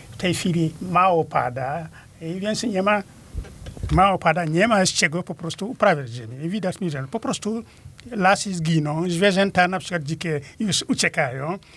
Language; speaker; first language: Polish; non-native, fluent; Wolof